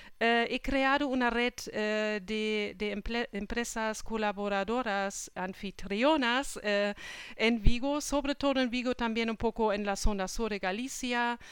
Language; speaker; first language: Spanish; non-native, fluent; German